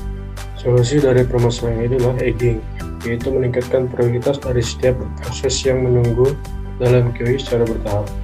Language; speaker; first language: Indonesian; native; Indonesian